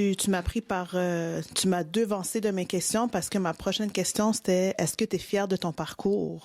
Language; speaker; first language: French; native; French